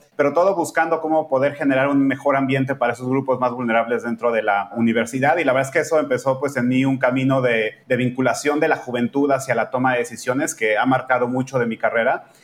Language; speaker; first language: Spanish; native; Spanish